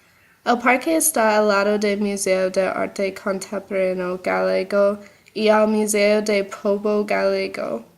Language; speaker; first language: Spanish; non-native, learner; English